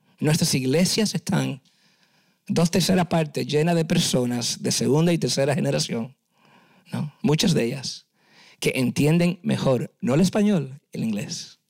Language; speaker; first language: Spanish; early bilingual, heritage; Spanish